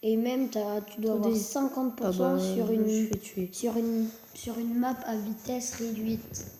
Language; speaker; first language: French; native; French